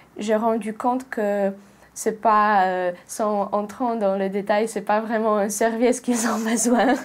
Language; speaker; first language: French; non-native, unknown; Polish